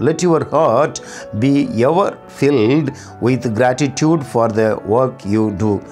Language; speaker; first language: English; non-native, local second language; Tamil